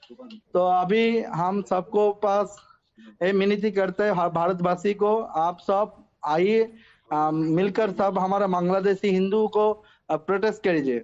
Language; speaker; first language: Hindi; non-native, learner; Bangla